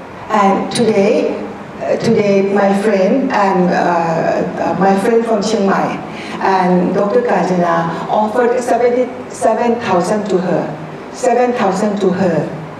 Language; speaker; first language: English; non-native, fluent; Thai